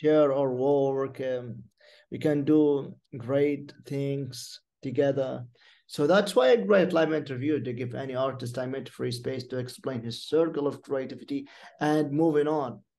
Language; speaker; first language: English; non-native, fluent; Arabic